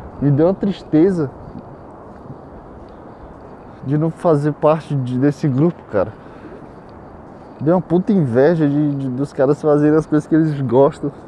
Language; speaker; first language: Portuguese; native; Portuguese